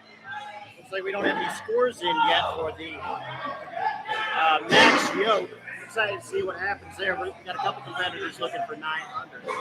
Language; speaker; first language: English; native; English